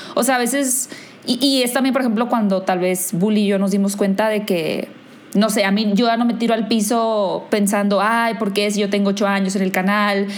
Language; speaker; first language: Spanish; native; Spanish